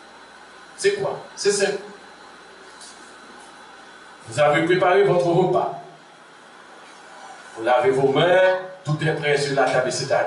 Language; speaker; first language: French; non-native, local second language; Haitian Creole